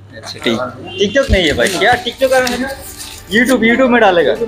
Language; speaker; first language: Hindi; non-native, learner; Bangla